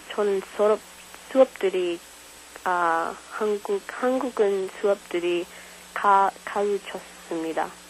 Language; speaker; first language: Korean; non-native, learner; English